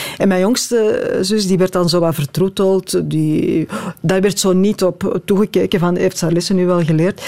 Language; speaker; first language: Dutch; native; Dutch